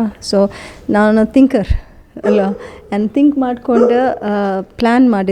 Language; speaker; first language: Kannada; non-native, learner; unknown